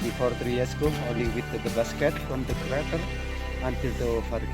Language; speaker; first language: English; non-native, learner; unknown